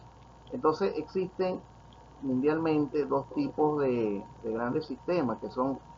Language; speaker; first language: Spanish; native; Spanish